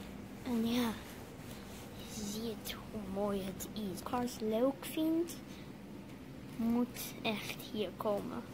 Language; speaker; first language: Dutch; non-native, learner; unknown